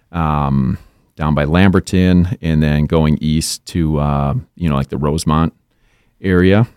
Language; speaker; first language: English; native; English